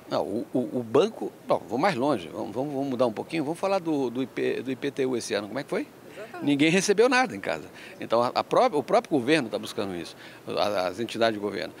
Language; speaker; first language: Portuguese; early bilingual, other home language; Spanish